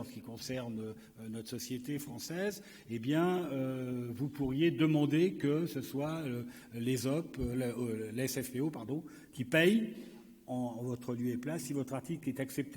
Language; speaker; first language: French; native; French